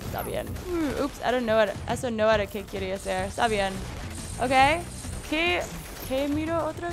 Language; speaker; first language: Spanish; non-native, learner; English